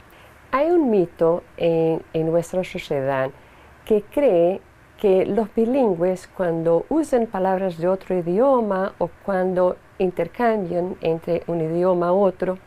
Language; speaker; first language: Spanish; non-native, fluent; Portuguese